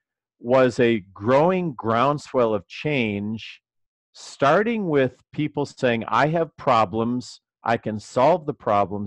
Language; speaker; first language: English; native; English